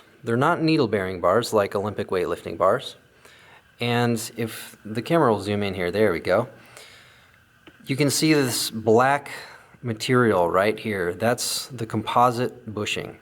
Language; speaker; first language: English; native; English